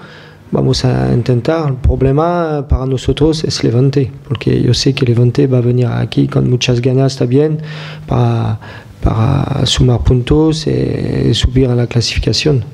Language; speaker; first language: Spanish; non-native, fluent; French